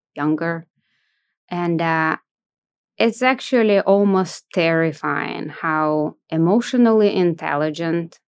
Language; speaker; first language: English; non-native, fluent; Russian